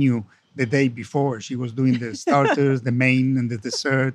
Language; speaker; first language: English; non-native, fluent; Spanish